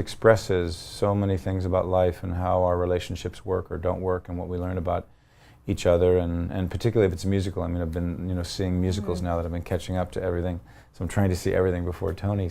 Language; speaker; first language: English; native; English